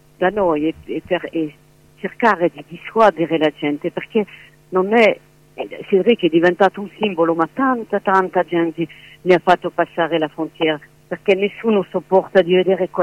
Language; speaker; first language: Italian; non-native, fluent; French